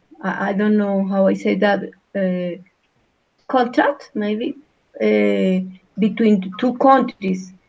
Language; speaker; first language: English; non-native, learner; Spanish